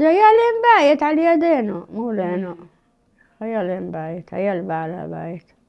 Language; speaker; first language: Hebrew; early bilingual, other home language; Arabic